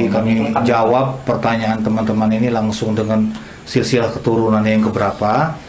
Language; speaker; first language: Malay; native; Malay